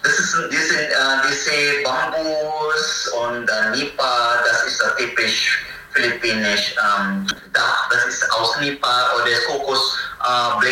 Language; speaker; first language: German; non-native, learner; Filipino